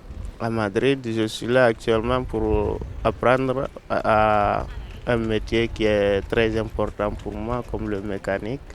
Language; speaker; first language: French; non-native, local second language; Fula